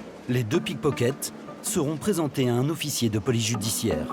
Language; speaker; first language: French; native; French